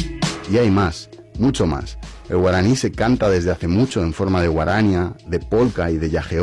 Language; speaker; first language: Spanish; native; Spanish